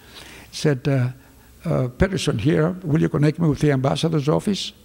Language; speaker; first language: English; non-native, fluent; Greek